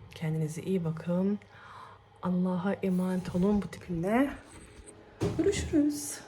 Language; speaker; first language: Turkish; early bilingual, heritage; Turkish